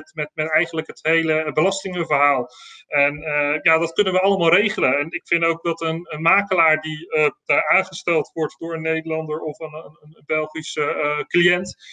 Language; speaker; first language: Dutch; native; Dutch